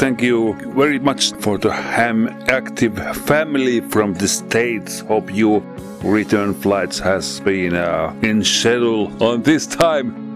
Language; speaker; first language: English; non-native, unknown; Finnish